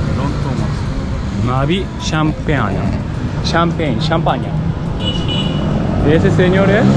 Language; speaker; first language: Spanish; non-native, learner; Japanese